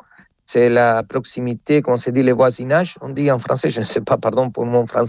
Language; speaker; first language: French; non-native, fluent; Spanish